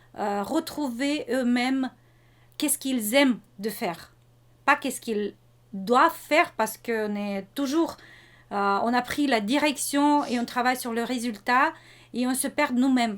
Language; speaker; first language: French; non-native, fluent; Russian